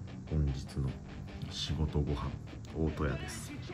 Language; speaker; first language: Japanese; native; Japanese